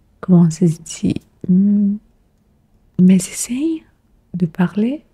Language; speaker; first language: French; non-native, fluent; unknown